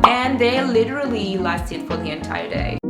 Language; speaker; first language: English; non-native, fluent; French